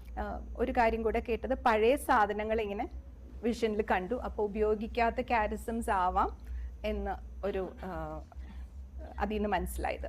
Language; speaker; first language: Malayalam; native; Malayalam